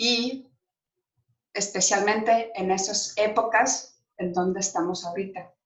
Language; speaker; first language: Spanish; non-native, fluent; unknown